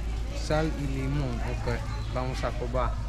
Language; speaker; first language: Spanish; non-native, fluent; English